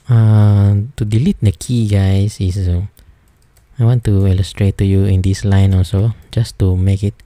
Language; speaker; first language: English; non-native, local second language; Filipino